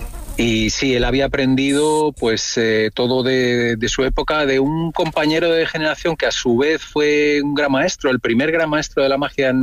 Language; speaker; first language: Spanish; native; Spanish